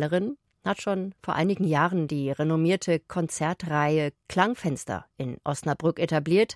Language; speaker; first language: German; native; German